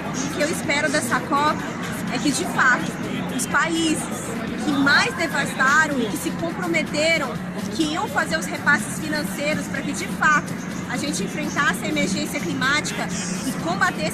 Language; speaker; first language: Portuguese; native; Portuguese